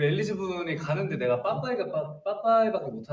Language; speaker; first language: Korean; native; Korean